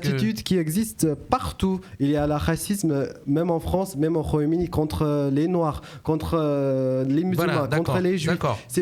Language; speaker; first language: French; non-native, learner; English